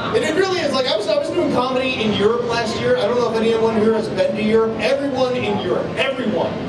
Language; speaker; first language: English; native; English